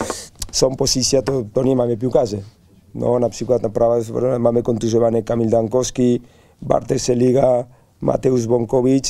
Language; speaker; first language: Polish; non-native, learner; Spanish